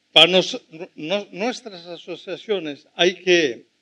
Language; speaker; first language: Spanish; non-native, fluent; French